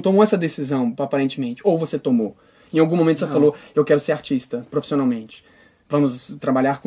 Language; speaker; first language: Portuguese; native; Portuguese